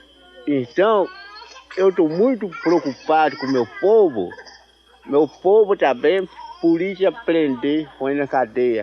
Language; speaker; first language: Portuguese; non-native, local second language; Kayapó